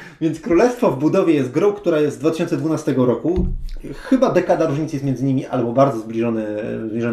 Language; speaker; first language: Polish; native; Polish